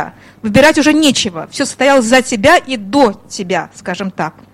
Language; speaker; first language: Russian; native; Russian